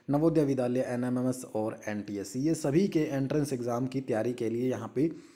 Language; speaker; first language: Hindi; native; Hindi